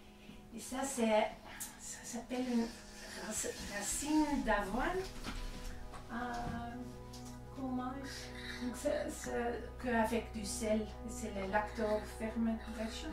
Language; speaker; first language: French; non-native, fluent; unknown